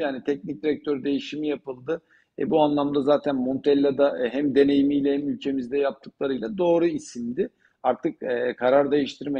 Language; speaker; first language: Turkish; native; Turkish